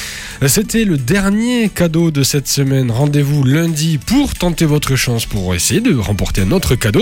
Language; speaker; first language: French; native; French